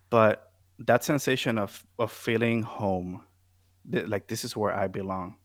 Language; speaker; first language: English; non-native, fluent; Spanish